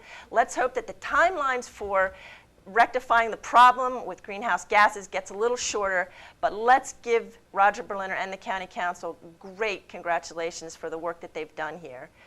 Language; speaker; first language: English; native; English